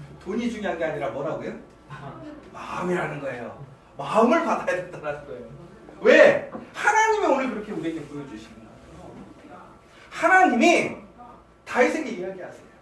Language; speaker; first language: Korean; native; Korean